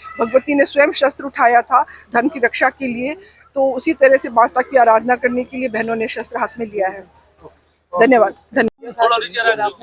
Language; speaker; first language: Hindi; non-native, local second language; Gujarati